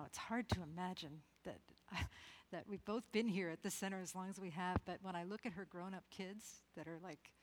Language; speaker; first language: English; native; English